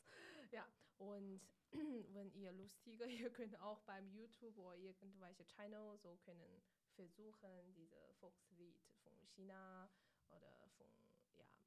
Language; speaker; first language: German; non-native, learner; Chinese